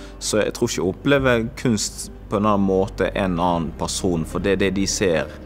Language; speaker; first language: Norwegian; non-native, fluent; Swahili